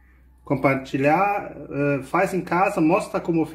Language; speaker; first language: Portuguese; non-native, fluent; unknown